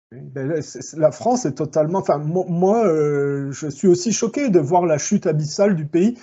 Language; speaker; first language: French; native; French